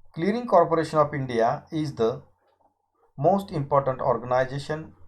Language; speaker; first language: English; non-native, local second language; Marathi